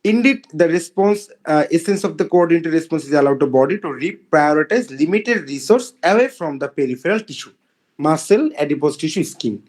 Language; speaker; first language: English; non-native, local second language; Bangla